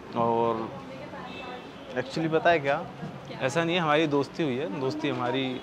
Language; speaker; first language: Hindi; native; Hindi